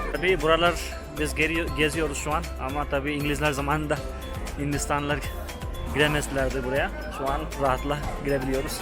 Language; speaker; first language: Turkish; non-native, fluent; Hindi